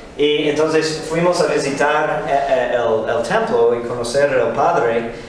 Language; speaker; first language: Spanish; non-native, fluent; English